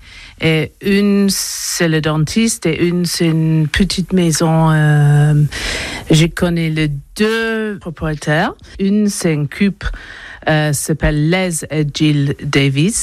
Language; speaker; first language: French; non-native, learner; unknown